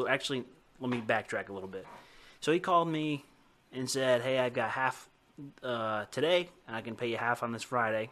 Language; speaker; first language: English; native; English